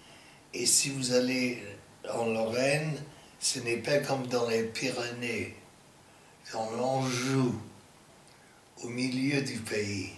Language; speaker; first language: French; non-native, fluent; English